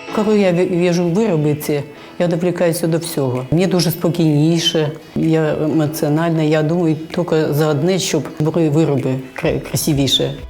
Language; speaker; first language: Ukrainian; native; Ukrainian